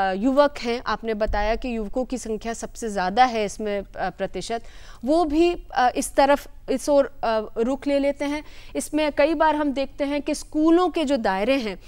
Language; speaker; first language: Hindi; native; Hindi